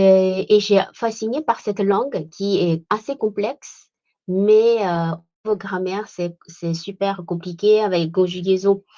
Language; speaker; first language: French; non-native, fluent; Chinese